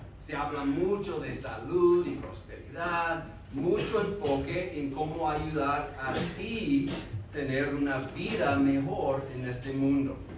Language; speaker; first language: Spanish; non-native, fluent; English